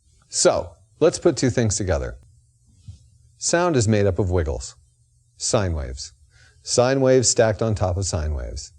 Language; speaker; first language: English; native; English